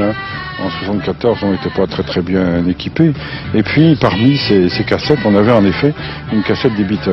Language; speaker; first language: French; native; French